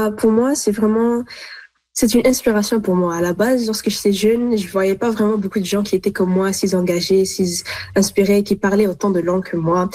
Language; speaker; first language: French; non-native, local second language; Arabic